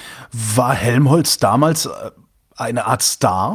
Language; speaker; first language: German; native; German